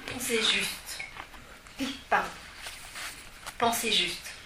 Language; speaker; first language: French; native; French